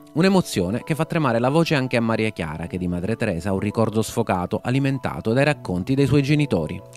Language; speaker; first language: Italian; native; Italian